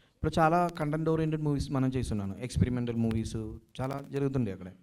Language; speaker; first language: Telugu; non-native, learner; Malayalam